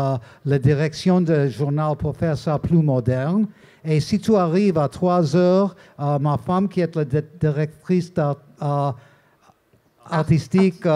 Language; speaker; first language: French; non-native, learner; English